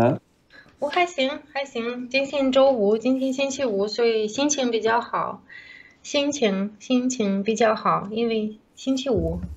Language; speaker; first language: Chinese; non-native, fluent; Russian